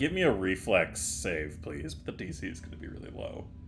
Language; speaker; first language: English; native; English